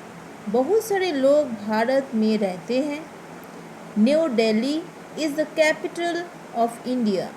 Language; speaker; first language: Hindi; non-native, local second language; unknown